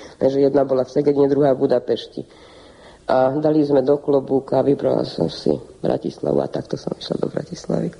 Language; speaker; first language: Slovak; early bilingual, heritage; Slovak